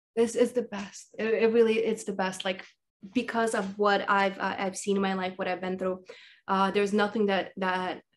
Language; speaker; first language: English; early bilingual, other home language; Russian